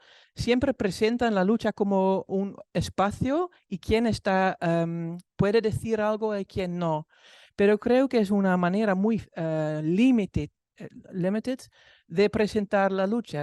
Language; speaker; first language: Spanish; non-native, fluent; Dutch